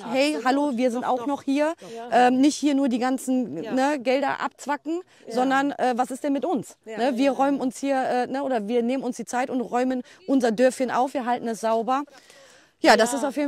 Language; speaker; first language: German; native; German